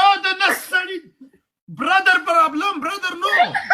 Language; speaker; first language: English; non-native, learner; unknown